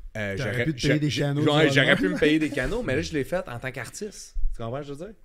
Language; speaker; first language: French; native; French